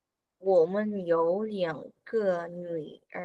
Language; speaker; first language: Chinese; non-native, learner; Vietnamese